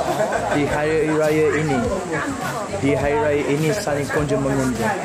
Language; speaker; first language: Malay; native; Malay